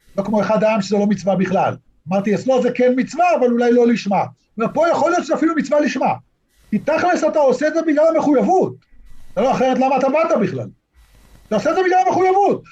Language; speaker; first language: Hebrew; native; Hebrew